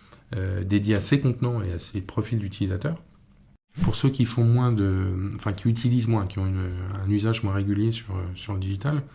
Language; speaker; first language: French; native; French